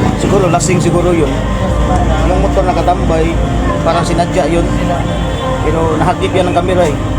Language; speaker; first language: Filipino; non-native, local second language; Cebuano